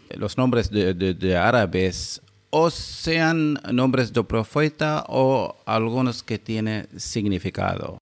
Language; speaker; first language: Spanish; non-native, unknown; Arabic